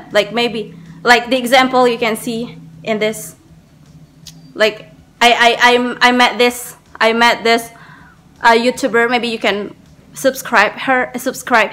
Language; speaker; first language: English; non-native, learner; Indonesian